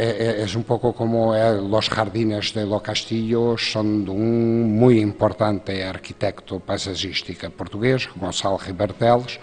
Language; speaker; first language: Spanish; non-native, fluent; Portuguese